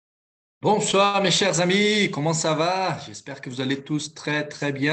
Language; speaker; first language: French; non-native, fluent; Portuguese